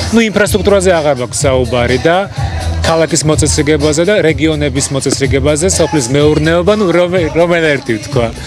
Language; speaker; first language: Georgian; early bilingual, heritage; Georgian